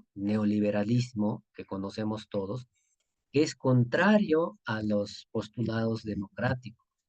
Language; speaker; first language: Spanish; native; Spanish